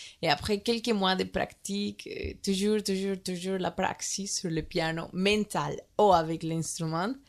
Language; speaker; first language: French; non-native, learner; Spanish